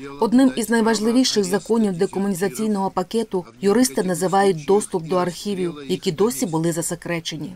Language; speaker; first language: Ukrainian; native; Ukrainian